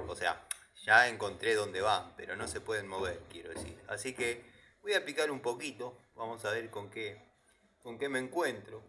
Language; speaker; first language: Spanish; native; Spanish